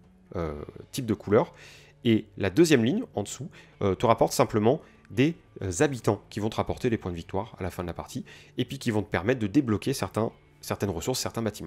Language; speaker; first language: French; native; French